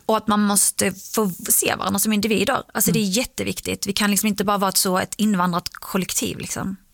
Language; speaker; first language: Swedish; early bilingual, other home language; Arabic